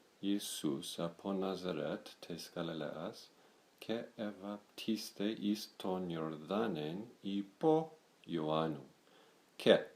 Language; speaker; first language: Greek; non-native, learner; English